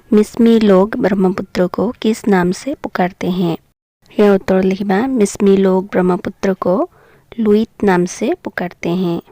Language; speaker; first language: Hindi; non-native, local second language; Assamese